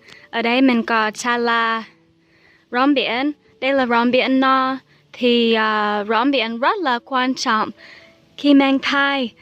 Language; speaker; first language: Vietnamese; non-native, fluent; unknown